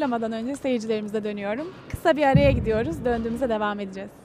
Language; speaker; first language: Turkish; native; Turkish